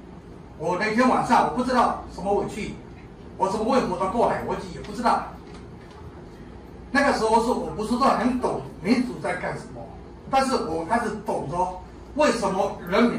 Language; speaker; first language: Chinese; non-native, learner; Burmese